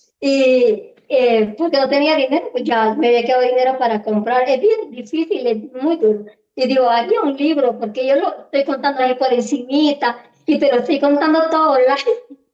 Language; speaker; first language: Spanish; native; Spanish